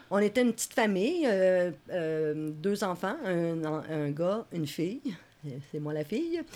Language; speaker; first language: French; native; French